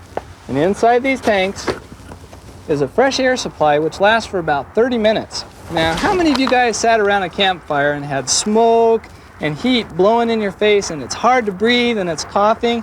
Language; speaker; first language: English; native; English